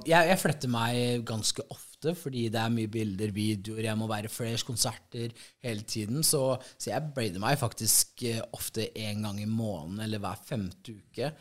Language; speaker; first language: Norwegian; native; Norwegian